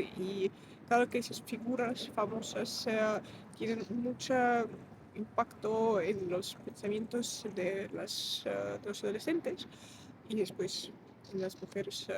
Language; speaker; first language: Spanish; non-native, fluent; Russian